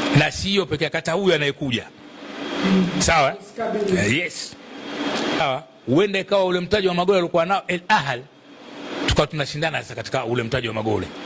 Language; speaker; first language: Swahili; native; Swahili